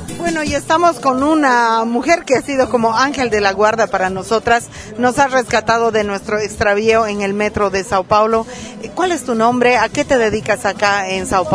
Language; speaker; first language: Spanish; native; Spanish